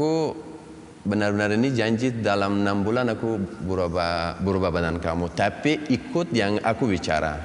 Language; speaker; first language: Indonesian; non-native, learner; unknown